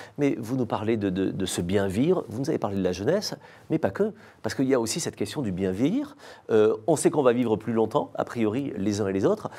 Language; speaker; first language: French; native; French